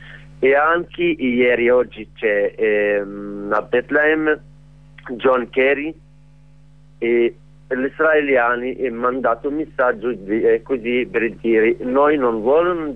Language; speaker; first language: Italian; non-native, learner; Arabic